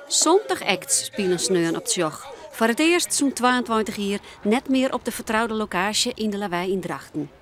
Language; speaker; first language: Dutch; non-native, local second language; Western Frisian